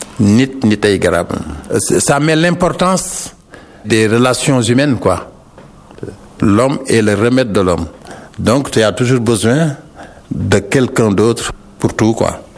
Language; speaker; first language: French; non-native, local second language; Wolof